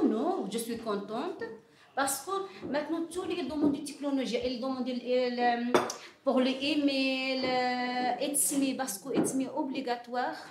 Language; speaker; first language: French; non-native, learner; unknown